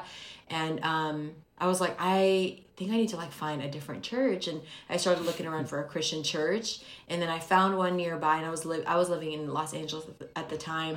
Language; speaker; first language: English; early bilingual, other home language; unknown